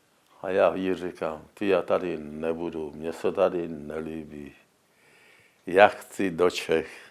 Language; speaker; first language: Czech; non-native, local second language; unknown